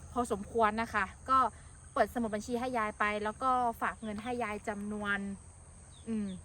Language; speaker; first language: Thai; native; Thai